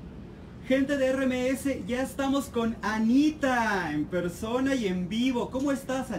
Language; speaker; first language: Spanish; native; Spanish